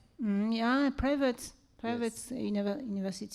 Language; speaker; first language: English; non-native, learner; French